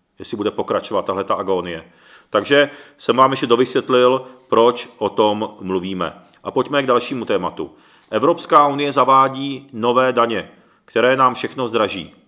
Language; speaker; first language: Czech; early bilingual, other home language; Japanese